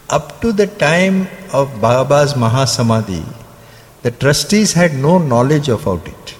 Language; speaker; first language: English; non-native, local second language; Telugu